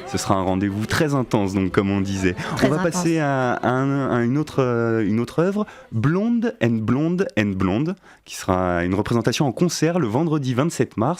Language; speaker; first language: French; native; French